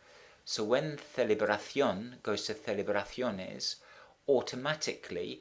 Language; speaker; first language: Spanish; non-native, fluent; English